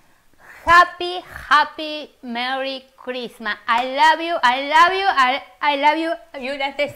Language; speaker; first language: English; non-native, learner; Spanish